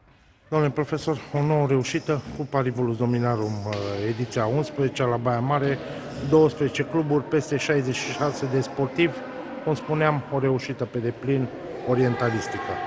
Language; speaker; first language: Romanian; native; Romanian